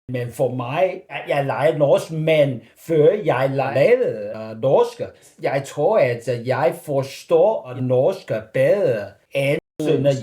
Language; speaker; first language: Danish; non-native, learner; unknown